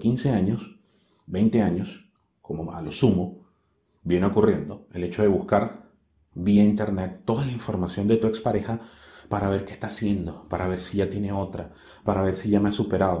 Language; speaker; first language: Spanish; native; Spanish